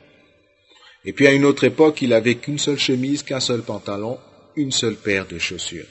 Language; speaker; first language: French; non-native, local second language; Lingala